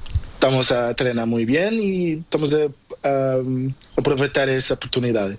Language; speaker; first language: Spanish; non-native, learner; Portuguese